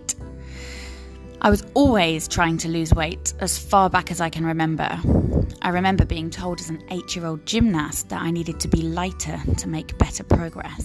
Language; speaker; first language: English; native; English